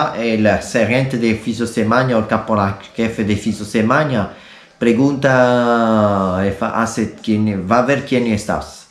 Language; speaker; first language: Spanish; non-native, learner; Italian